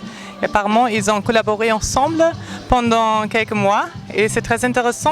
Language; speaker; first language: French; non-native, fluent; German